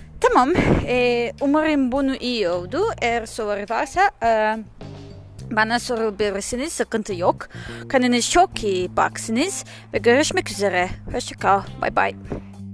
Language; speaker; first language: Turkish; non-native, learner; English